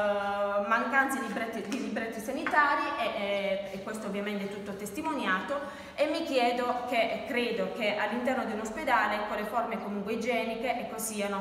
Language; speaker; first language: Italian; native; Italian